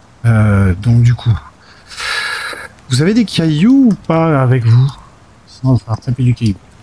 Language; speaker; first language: French; native; French